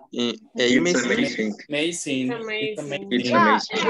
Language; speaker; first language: English; non-native, learner; Spanish